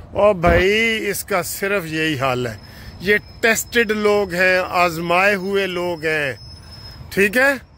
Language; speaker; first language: Urdu; non-native, local second language; Punjabi